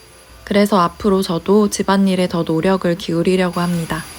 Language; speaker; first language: Korean; native; Korean